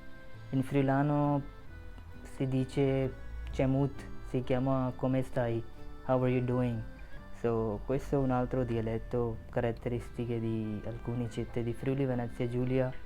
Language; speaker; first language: Italian; non-native, learner; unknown